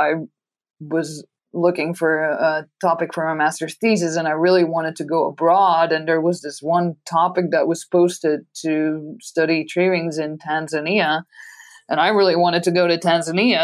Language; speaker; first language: English; non-native, fluent; Dutch